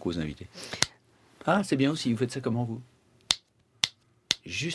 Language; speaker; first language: French; native; French